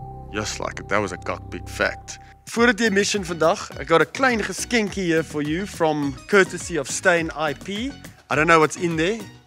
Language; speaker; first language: English; non-native, local second language; Afrikaans